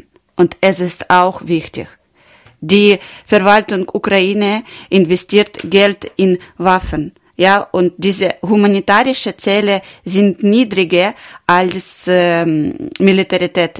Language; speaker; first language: German; non-native, learner; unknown